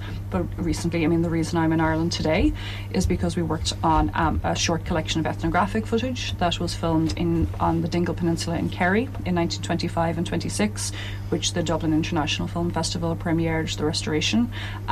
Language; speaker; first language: English; native; English